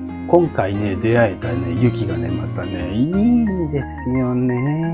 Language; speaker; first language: Japanese; native; Japanese